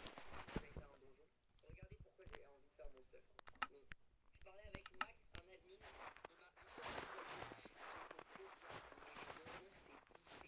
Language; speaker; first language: French; native; French